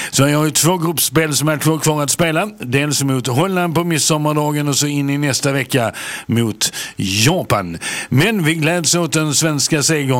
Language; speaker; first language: Swedish; native; Swedish